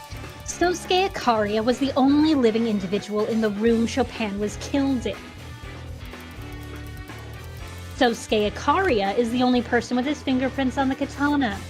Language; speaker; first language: English; native; English